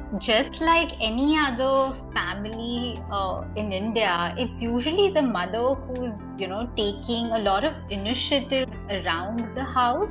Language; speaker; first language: English; non-native, local second language; Hindi